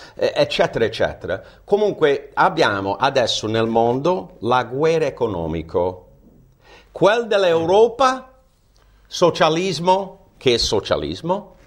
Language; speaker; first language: Italian; non-native, fluent; English